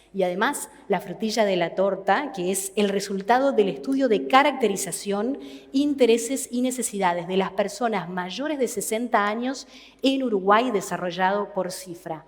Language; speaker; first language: Spanish; native; Spanish